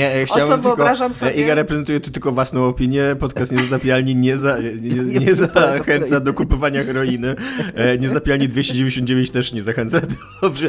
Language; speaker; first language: Polish; native; Polish